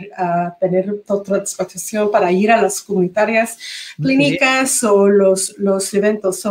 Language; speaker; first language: Spanish; early bilingual, heritage; Spanish